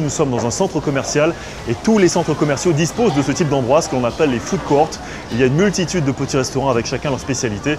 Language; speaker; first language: French; native; French